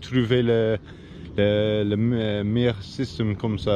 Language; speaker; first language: French; non-native, learner; English